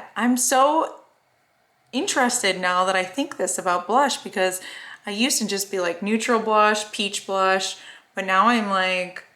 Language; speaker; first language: English; native; English